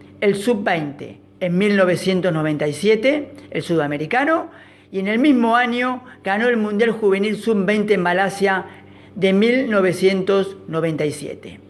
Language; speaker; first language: Spanish; native; Spanish